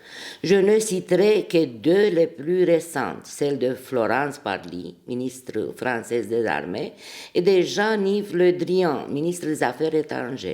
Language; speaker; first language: French; non-native, fluent; Romanian